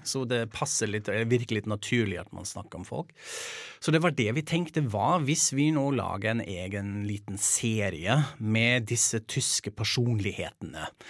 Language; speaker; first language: Norwegian; non-native, fluent; German